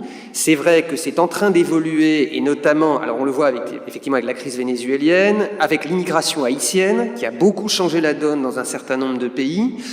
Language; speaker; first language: French; native; French